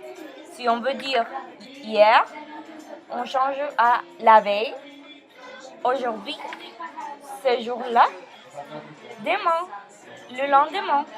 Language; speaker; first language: French; non-native, learner; Spanish